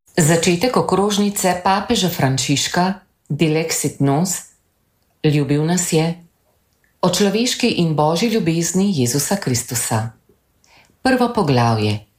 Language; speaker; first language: Slovenian; native; Slovenian